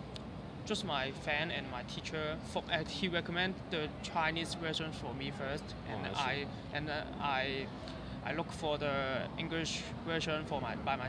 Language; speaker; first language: English; non-native, learner; Cantonese